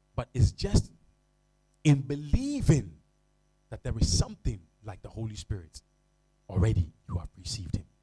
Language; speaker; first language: English; non-native, local second language; Ga